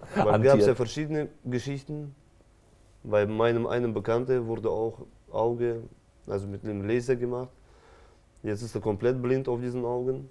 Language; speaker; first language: German; non-native, fluent; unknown